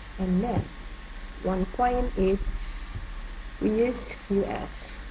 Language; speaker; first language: English; non-native, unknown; Indonesian